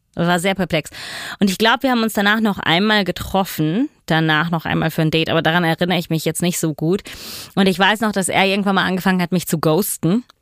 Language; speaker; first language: German; non-native, fluent; Italian